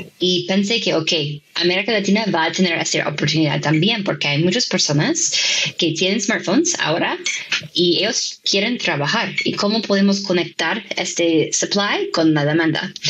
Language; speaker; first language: Spanish; non-native, fluent; English